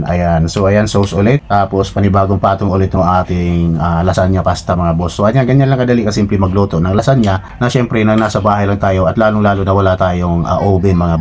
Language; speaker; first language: Filipino; native; Filipino